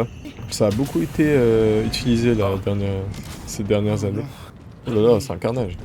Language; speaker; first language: French; native; French